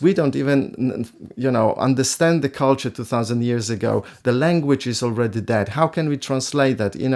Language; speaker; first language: English; non-native, fluent; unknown